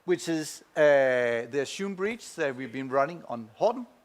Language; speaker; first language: English; non-native, fluent; Danish